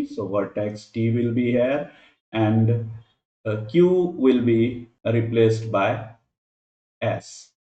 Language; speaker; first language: English; non-native, local second language; Hindi